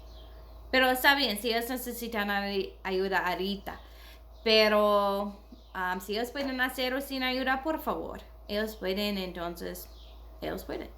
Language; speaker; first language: Spanish; non-native, learner; English